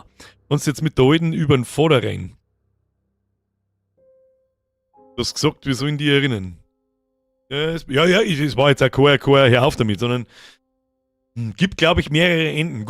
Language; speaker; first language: German; native; German